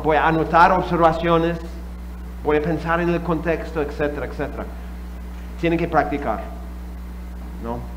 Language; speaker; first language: Spanish; non-native, fluent; English